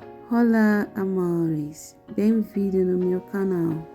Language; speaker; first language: Portuguese; non-native, learner; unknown